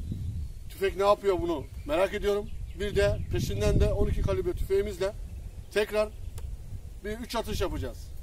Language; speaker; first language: Turkish; native; Turkish